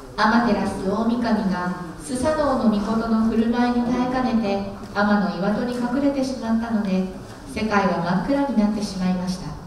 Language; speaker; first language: Japanese; native; Japanese